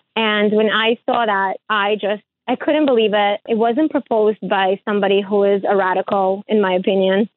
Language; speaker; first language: English; early bilingual, other home language; Ukrainian